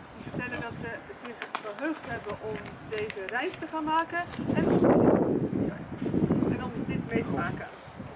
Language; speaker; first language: Dutch; native; Dutch